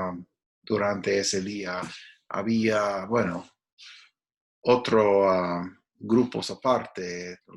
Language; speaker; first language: Spanish; non-native, fluent; English